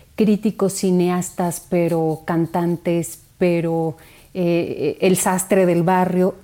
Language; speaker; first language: Spanish; native; Spanish